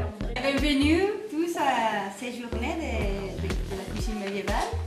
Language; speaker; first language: French; non-native, learner; Catalan